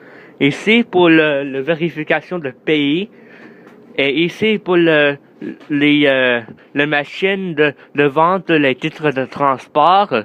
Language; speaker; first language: French; non-native, learner; English